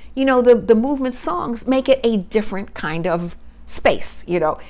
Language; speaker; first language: English; native; English